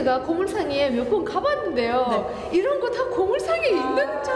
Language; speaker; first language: Korean; non-native, fluent; Uzbek